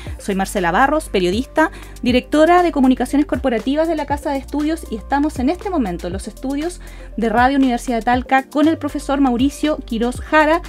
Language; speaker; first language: Spanish; native; Spanish